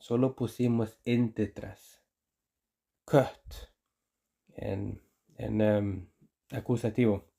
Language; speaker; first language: Spanish; non-native, fluent; Icelandic